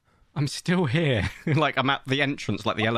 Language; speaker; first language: English; native; English